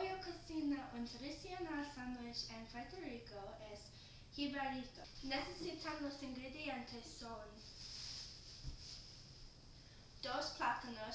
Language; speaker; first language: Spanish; non-native, learner; English